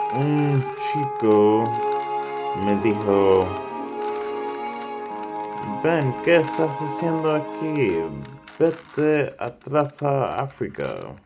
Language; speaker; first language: Spanish; non-native, learner; English